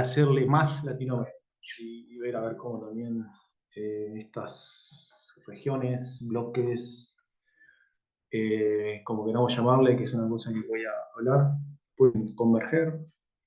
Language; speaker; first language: Spanish; native; Spanish